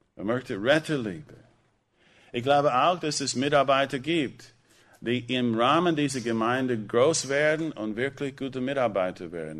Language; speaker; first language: German; non-native, fluent; English